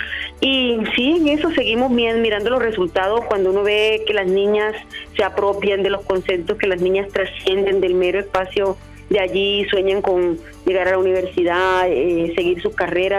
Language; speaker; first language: Spanish; native; Spanish